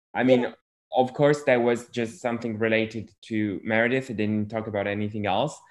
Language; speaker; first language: English; non-native, fluent; Italian